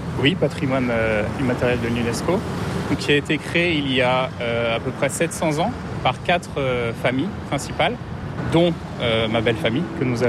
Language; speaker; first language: French; native; French